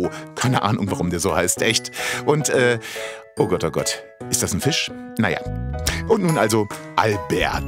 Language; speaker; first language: German; native; German